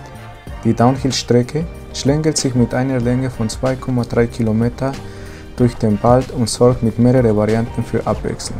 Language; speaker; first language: German; non-native, fluent; Spanish